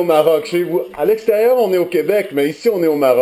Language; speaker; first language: French; native; French